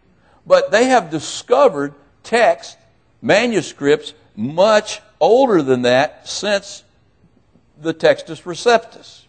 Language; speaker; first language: English; native; English